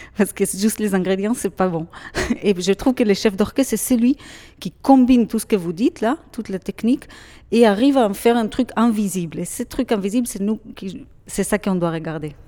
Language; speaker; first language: French; non-native, fluent; Hebrew